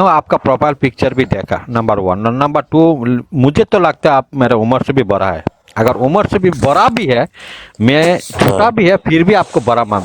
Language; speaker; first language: Hindi; non-native, learner; Bangla